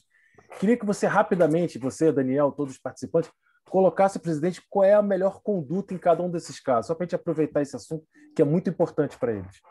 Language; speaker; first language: Portuguese; native; Portuguese